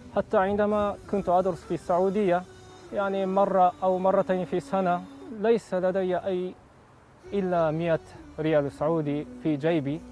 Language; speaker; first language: Arabic; non-native, fluent; Japanese